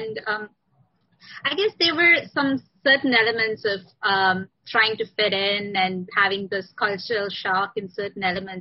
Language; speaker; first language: English; non-native, local second language; Sinhala